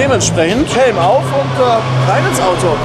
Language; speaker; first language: German; native; German